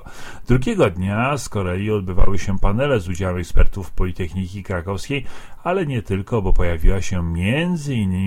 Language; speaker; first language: Polish; native; Polish